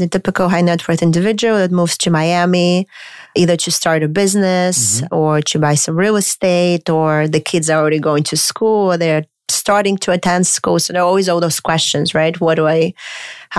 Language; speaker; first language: English; non-native, fluent; Romanian